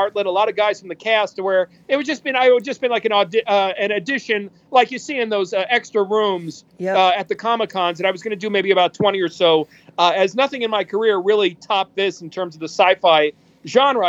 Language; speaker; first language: English; native; English